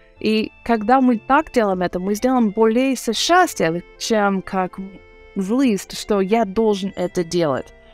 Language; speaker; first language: Russian; non-native, learner; English